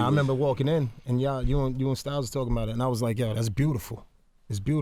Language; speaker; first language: English; native; English